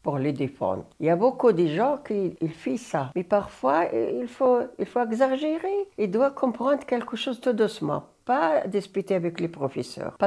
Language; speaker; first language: French; non-native, learner; Arabic